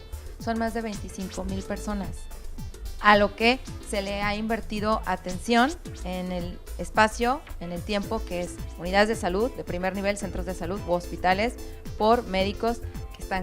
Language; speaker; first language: Spanish; native; Spanish